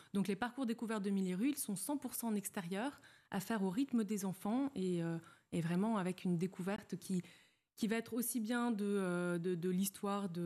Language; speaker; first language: French; native; French